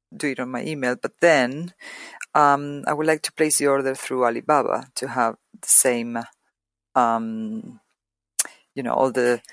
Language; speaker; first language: English; non-native, fluent; Spanish